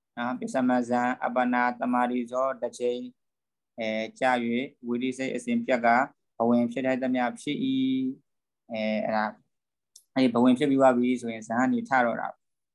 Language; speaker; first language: Burmese; native; Burmese